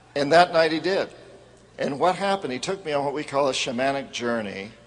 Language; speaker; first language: English; native; English